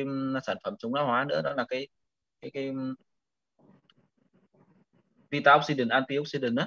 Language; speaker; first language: Vietnamese; native; Vietnamese